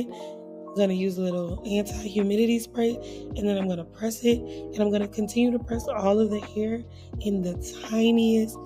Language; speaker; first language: English; native; English